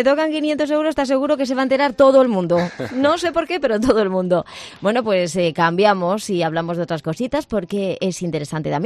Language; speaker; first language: Spanish; native; Spanish